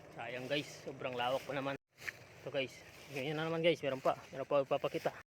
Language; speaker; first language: Filipino; non-native, local second language; Iloko